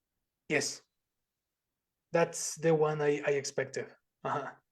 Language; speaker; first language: English; non-native, fluent; Spanish